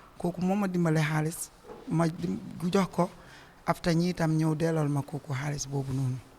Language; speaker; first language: Wolof; non-native, local second language; Serer